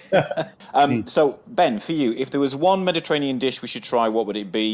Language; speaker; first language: English; native; English